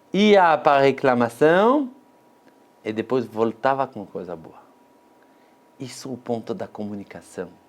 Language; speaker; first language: Portuguese; non-native, fluent; Hebrew